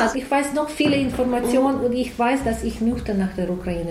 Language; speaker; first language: German; non-native, learner; Ukrainian